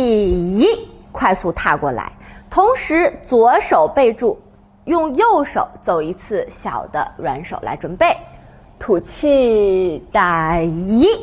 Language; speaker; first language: Chinese; native; Chinese